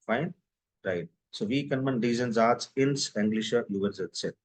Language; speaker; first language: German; non-native, fluent; Hindi